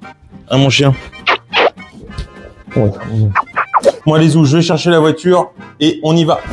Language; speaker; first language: French; native; French